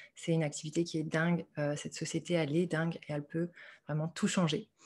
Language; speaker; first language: French; native; French